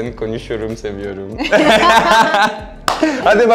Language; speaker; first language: Turkish; non-native, learner; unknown